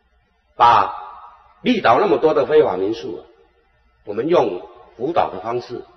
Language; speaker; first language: Chinese; native; Chinese